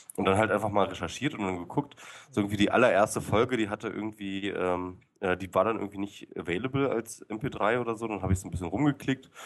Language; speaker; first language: German; native; German